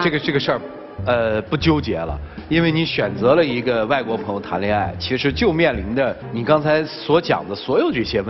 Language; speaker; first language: Chinese; native; Chinese